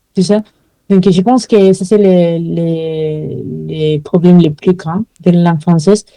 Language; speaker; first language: French; non-native, fluent; Spanish